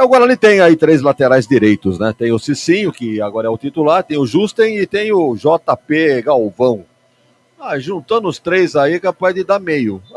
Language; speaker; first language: Portuguese; native; Portuguese